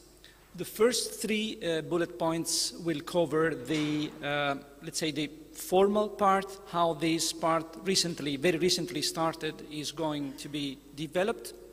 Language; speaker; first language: English; non-native, fluent; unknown